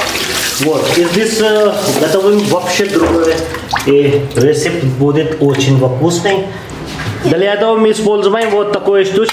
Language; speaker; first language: Russian; non-native, learner; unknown